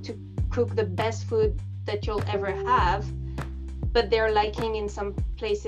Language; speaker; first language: English; non-native, fluent; French